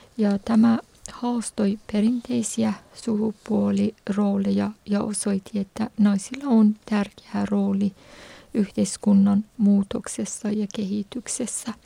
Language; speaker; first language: Finnish; non-native, fluent; Persian